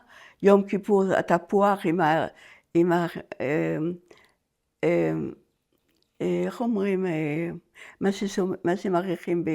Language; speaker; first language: Hebrew; non-native, fluent; French